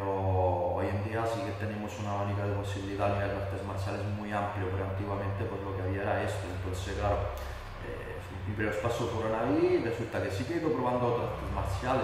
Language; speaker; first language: Spanish; non-native, fluent; Italian